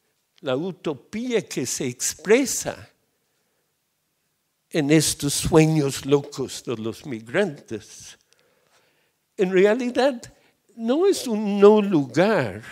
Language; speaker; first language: Spanish; non-native, fluent; English